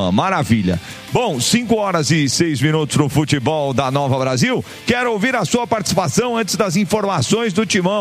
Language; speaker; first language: Portuguese; native; Portuguese